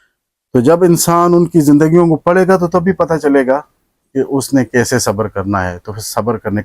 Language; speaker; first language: Urdu; native; Urdu